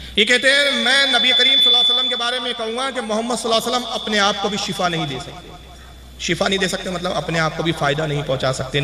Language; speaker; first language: Urdu; native; Urdu